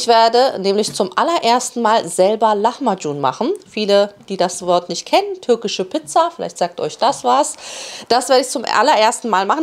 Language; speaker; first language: German; early bilingual, other home language; Polish